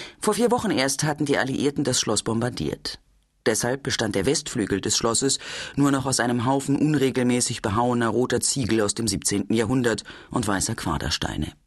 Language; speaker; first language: German; native; German